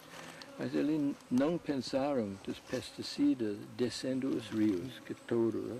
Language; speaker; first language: Portuguese; non-native, fluent; English